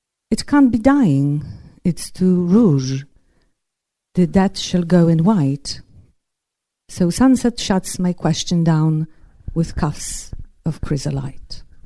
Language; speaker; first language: English; non-native, fluent; Polish